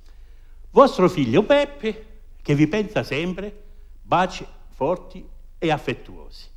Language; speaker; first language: Italian; early bilingual, heritage; French